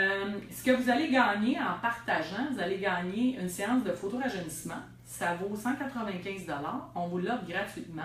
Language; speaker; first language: French; native; French